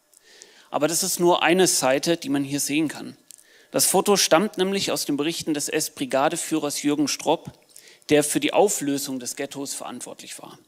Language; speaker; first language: German; native; German